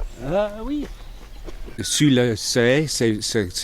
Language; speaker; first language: French; non-native, learner; English